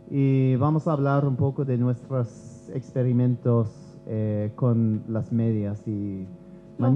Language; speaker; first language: Spanish; non-native, learner; English